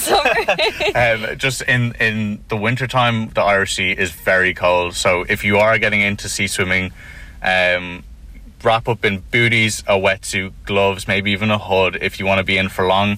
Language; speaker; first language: English; native; English